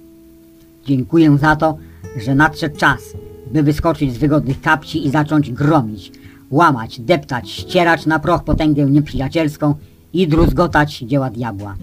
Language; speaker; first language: Polish; native; Polish